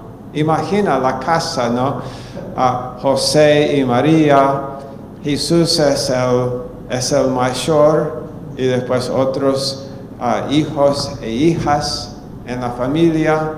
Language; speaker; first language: Spanish; non-native, fluent; English